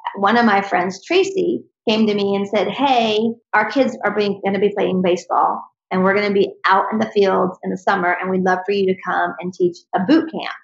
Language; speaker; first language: English; native; English